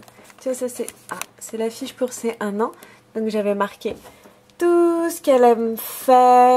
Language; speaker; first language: French; native; French